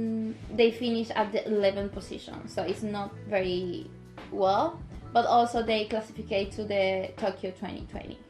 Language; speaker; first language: English; non-native, local second language; Spanish